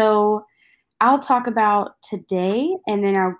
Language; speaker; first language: English; native; English